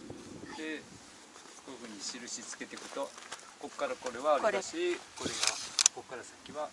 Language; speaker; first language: Japanese; native; Japanese